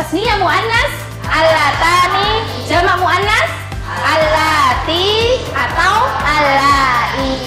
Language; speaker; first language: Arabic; non-native, fluent; Indonesian